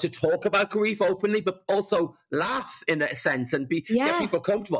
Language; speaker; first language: English; native; English